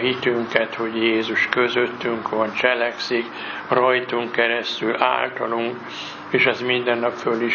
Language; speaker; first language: Hungarian; native; Hungarian